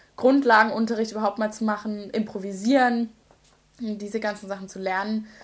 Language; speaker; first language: German; native; German